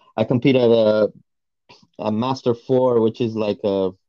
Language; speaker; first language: English; non-native, fluent; Portuguese